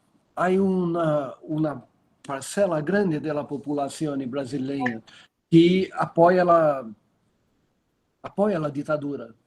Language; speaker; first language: Spanish; non-native, learner; Portuguese